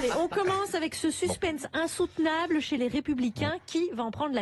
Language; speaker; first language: French; native; French